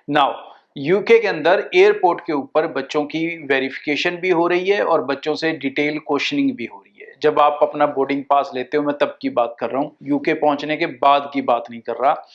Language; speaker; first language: Hindi; non-native, local second language; Punjabi